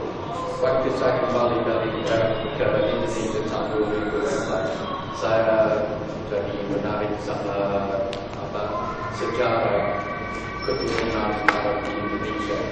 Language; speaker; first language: Indonesian; non-native, fluent; English